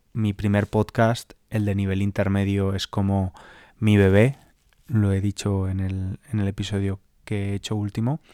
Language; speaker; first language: Spanish; native; Spanish